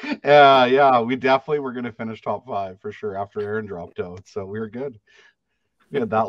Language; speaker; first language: English; native; English